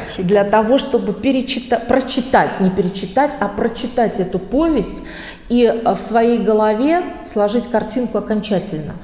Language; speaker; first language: Russian; native; Russian